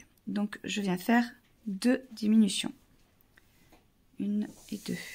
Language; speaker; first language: French; native; French